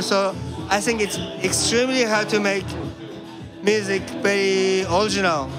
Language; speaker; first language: English; non-native, learner; Japanese